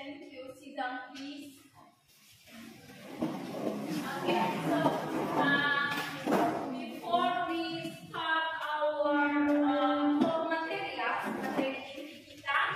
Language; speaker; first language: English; non-native, fluent; Indonesian